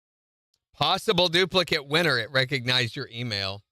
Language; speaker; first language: English; native; English